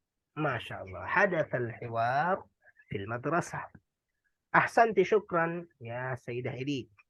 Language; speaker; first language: Arabic; non-native, fluent; Indonesian